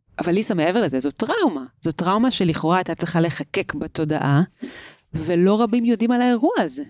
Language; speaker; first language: Hebrew; native; Hebrew